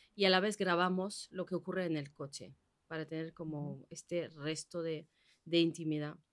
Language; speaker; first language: Spanish; non-native, fluent; Basque